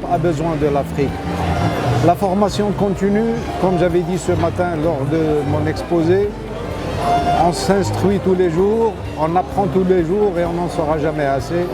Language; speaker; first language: French; non-native, local second language; Arabic